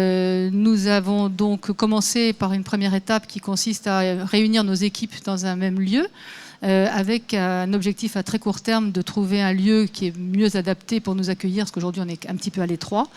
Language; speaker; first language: French; native; French